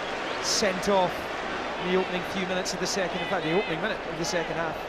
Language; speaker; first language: English; native; English